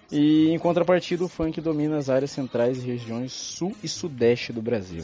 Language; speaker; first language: Portuguese; native; Portuguese